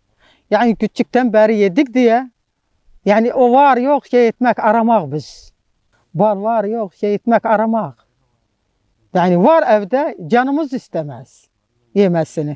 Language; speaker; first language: Turkish; non-native, local second language; Arabic